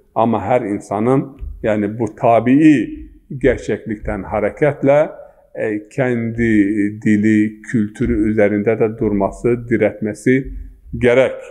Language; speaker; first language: Turkish; non-native, local second language; Zaza